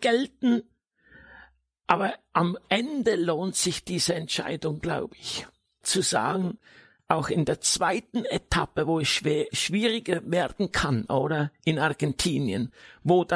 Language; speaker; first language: German; native; German